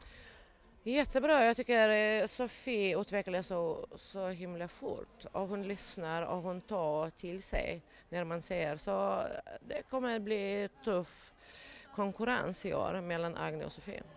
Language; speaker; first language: Swedish; non-native, fluent; Lithuanian